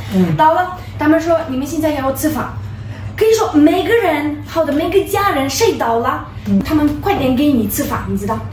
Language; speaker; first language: Chinese; non-native, fluent; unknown